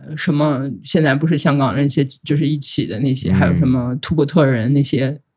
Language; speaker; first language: Chinese; non-native, local second language; Uyghur